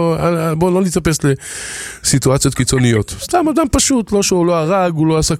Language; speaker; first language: Hebrew; native; Hebrew